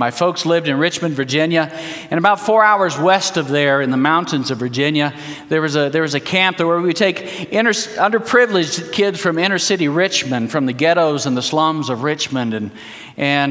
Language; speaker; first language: English; early bilingual, heritage; English